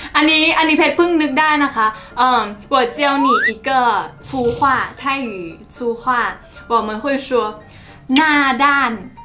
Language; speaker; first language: Thai; native; Thai